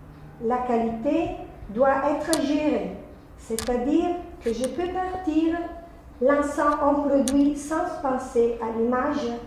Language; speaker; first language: French; non-native, fluent; Italian